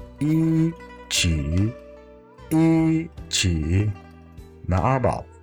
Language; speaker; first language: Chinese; non-native, fluent; Arabic